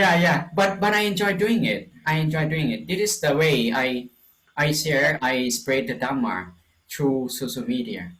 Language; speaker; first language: English; non-native, fluent; Lao